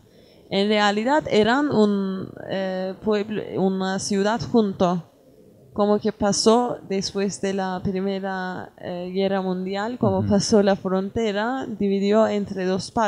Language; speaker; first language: Spanish; non-native, learner; Kurdish